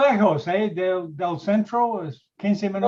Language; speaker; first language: Spanish; non-native, learner; English